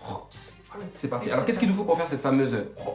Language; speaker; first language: French; native; French